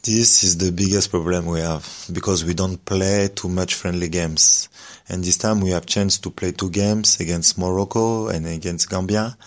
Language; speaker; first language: English; non-native, learner; French